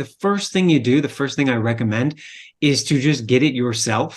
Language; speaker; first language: English; native; English